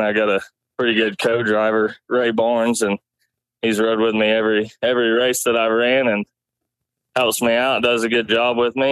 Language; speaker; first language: English; native; English